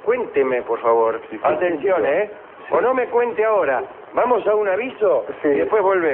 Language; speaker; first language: Spanish; native; Spanish